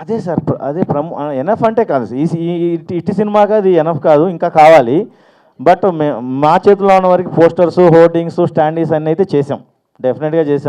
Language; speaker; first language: Telugu; native; Telugu